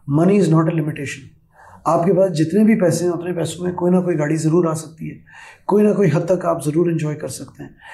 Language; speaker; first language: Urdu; native; Urdu